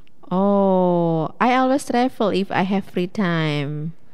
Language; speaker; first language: English; non-native, fluent; Indonesian